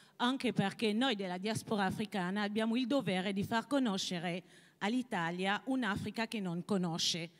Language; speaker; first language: Italian; non-native, fluent; French